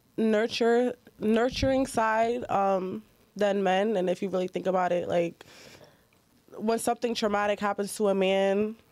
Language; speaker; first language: English; native; English